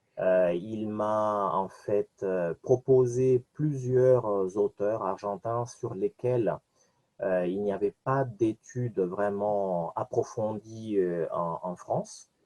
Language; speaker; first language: French; non-native, fluent; Spanish